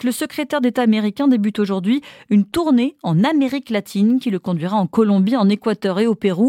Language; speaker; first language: French; native; French